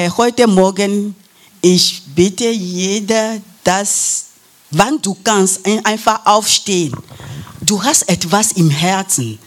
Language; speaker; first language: German; non-native, learner; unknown